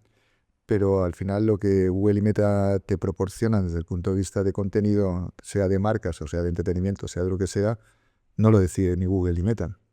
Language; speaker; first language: Spanish; native; Spanish